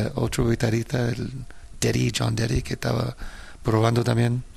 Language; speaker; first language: Spanish; early bilingual, heritage; Spanish